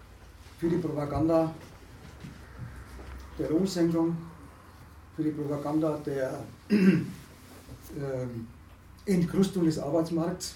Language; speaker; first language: German; native; German